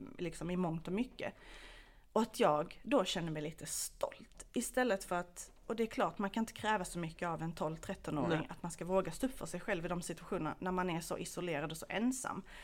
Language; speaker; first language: Swedish; early bilingual, other home language; Bosnian